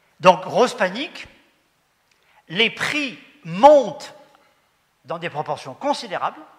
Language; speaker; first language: French; native; French